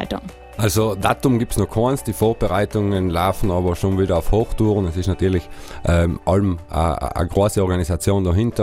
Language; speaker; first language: German; native; German